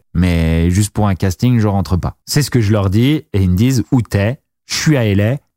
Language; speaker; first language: French; native; French